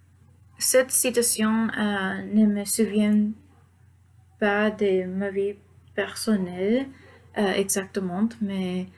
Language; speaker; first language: French; non-native, learner; Spanish